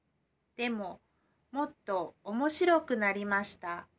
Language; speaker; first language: Japanese; non-native, learner; Indonesian